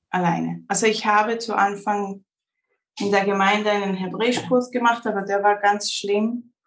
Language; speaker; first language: German; early bilingual, heritage; Spanish